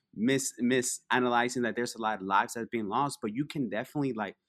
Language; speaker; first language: English; early bilingual, other home language; Spanish